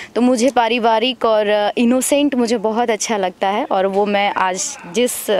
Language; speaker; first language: Hindi; native; Hindi